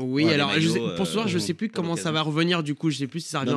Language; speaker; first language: French; native; French